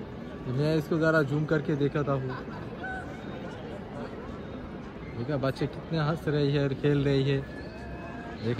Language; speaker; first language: Hindi; non-native, learner; Bangla